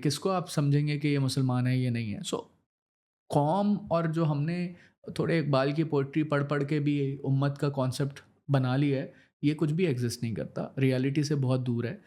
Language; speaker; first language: Urdu; native; Urdu